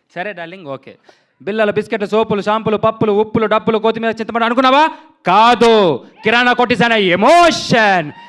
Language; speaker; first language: Telugu; native; Telugu